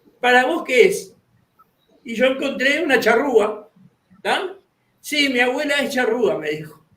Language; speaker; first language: Spanish; native; Spanish